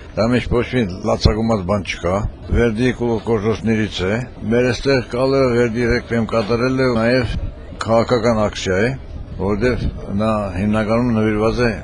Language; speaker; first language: Armenian; early bilingual, heritage; Armenian